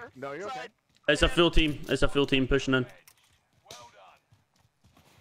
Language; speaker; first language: English; native; English